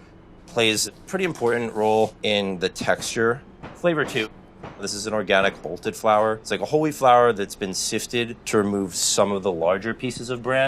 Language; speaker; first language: English; native; English